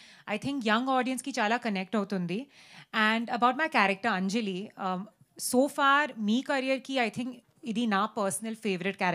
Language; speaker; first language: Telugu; non-native, learner; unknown